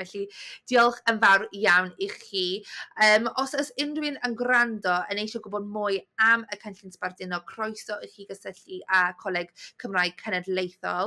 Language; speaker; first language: Welsh; native; Welsh